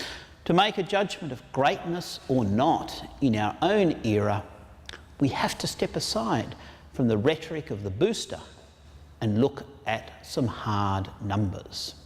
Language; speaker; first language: English; native; English